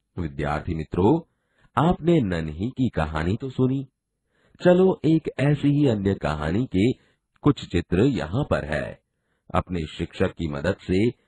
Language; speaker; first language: Hindi; non-native, local second language; Gujarati